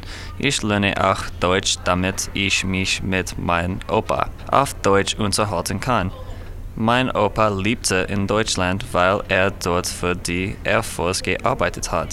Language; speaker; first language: German; non-native, learner; English